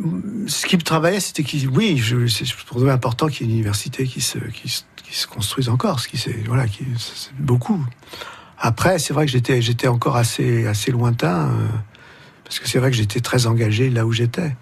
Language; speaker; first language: French; native; French